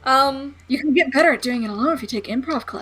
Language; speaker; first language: English; native; English